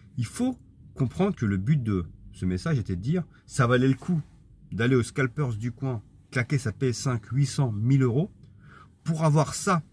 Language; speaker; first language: French; native; French